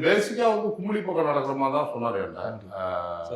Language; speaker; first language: Tamil; native; Tamil